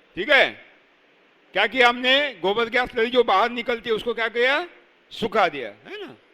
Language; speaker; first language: Hindi; non-native, local second language; Marathi